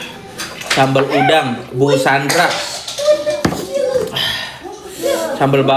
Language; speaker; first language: Indonesian; native; Indonesian